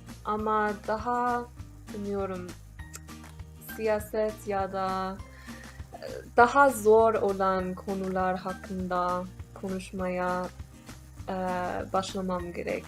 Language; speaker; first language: Turkish; non-native, learner; English